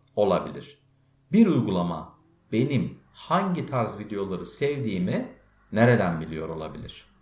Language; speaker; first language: Turkish; native; Turkish